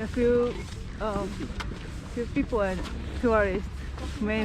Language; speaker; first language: English; non-native, learner; Japanese